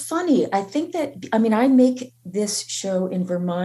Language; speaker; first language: English; native; English